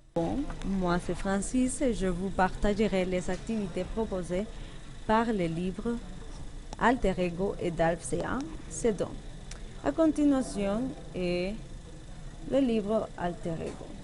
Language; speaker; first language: French; non-native, learner; Spanish